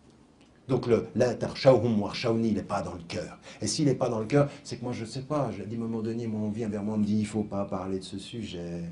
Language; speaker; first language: French; native; French